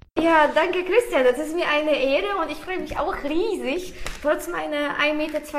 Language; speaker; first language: German; non-native, fluent; Polish